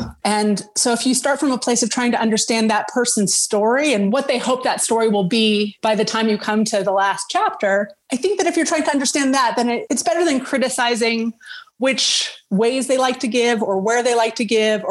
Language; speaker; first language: English; native; English